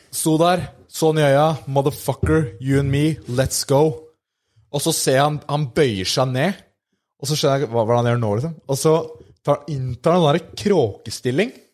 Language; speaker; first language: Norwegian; native; Norwegian